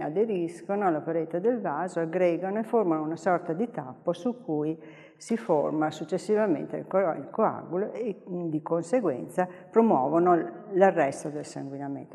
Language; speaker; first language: Italian; native; Italian